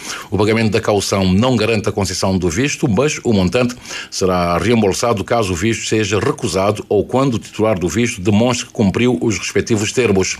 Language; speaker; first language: Portuguese; non-native, local second language; Kabuverdianu